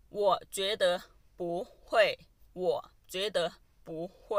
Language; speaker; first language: Chinese; non-native, fluent; Thai